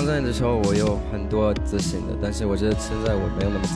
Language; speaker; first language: Chinese; early bilingual, heritage; Chinese